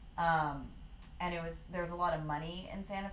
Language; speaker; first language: English; native; English